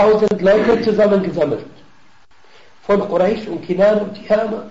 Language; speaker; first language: German; non-native, fluent; Arabic